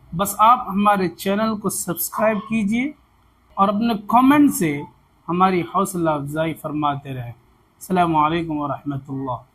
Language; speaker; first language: Urdu; native; Urdu